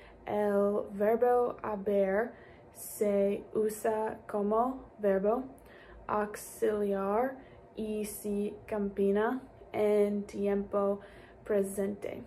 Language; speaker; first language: Spanish; non-native, learner; English